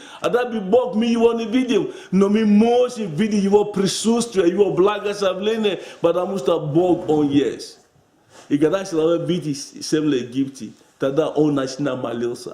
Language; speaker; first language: Russian; non-native, learner; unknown